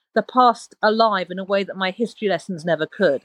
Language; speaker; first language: English; native; English